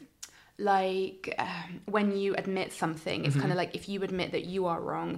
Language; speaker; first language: English; native; English